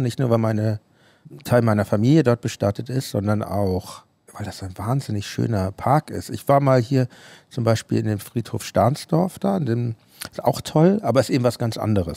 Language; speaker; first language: German; native; German